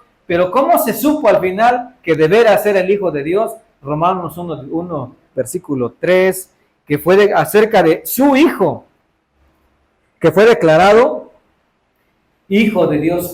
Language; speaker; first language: Spanish; native; Spanish